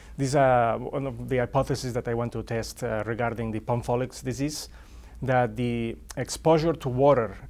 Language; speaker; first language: English; non-native, fluent; Spanish